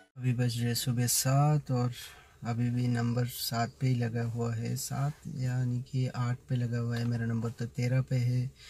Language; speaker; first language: Hindi; non-native, local second language; Bangla